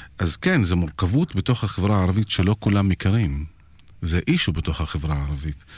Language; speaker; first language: Hebrew; non-native, local second language; Arabic